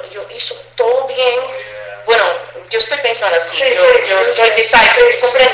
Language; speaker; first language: Spanish; early bilingual, heritage; English